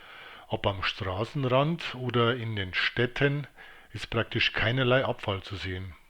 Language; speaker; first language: German; native; German